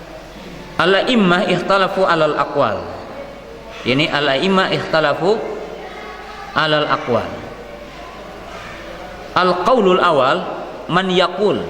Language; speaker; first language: Arabic; non-native, fluent; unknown